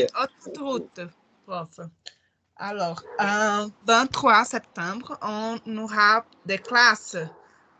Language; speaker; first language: French; non-native, learner; Portuguese